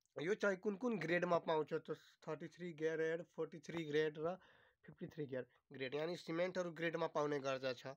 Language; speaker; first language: Nepali; native; Nepali